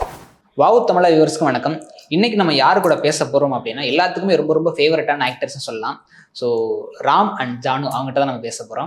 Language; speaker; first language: Tamil; native; Tamil